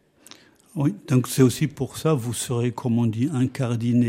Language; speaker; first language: French; native; French